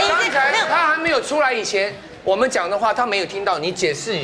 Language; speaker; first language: Chinese; native; Chinese